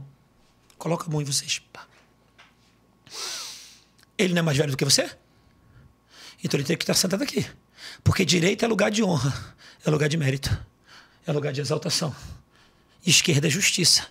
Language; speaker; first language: Portuguese; native; Portuguese